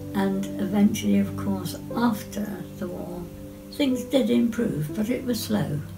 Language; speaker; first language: English; native; English